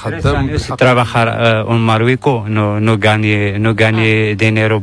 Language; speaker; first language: Spanish; non-native, learner; Arabic